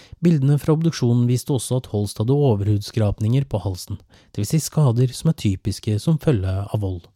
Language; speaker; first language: Norwegian; native; Norwegian